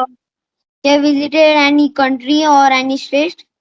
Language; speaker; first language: English; non-native, learner; Marathi